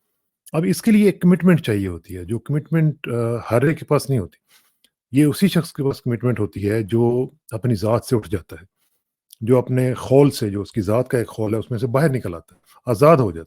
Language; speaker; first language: Urdu; native; Urdu